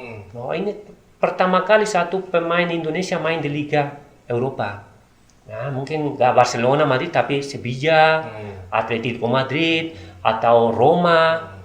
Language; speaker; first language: Indonesian; non-native, learner; Spanish